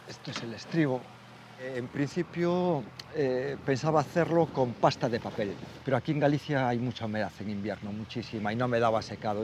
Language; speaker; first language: Spanish; native; Spanish